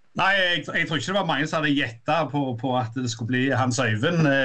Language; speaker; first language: Norwegian; native; Norwegian